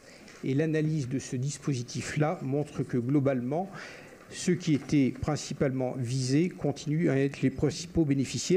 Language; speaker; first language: French; native; French